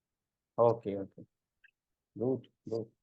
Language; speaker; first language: German; non-native, fluent; Hindi